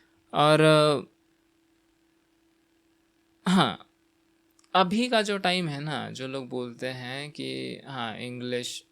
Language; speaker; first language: Hindi; non-native, local second language; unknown